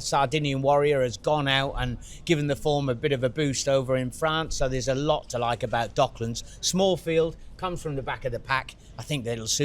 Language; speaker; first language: English; native; English